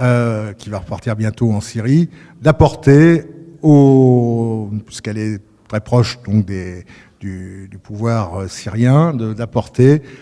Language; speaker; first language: French; native; French